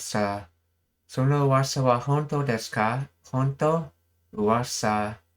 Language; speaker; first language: Japanese; non-native, learner; English